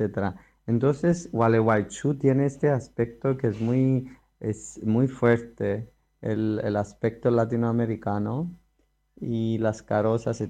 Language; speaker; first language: Spanish; non-native, fluent; Greek